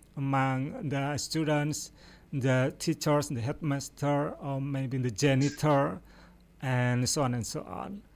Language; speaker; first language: English; non-native, fluent; Indonesian